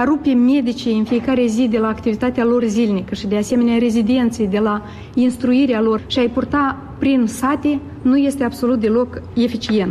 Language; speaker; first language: Romanian; native; Romanian